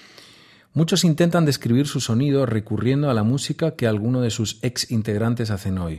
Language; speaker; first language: Spanish; native; Spanish